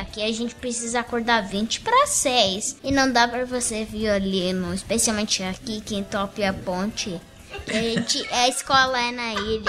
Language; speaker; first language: Portuguese; early bilingual, heritage; Portuguese